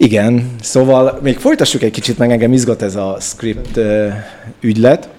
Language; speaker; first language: Hungarian; native; Hungarian